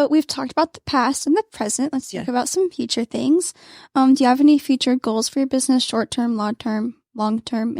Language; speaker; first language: English; native; English